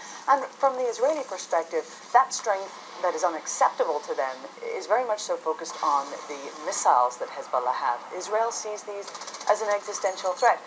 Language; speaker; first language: English; native; English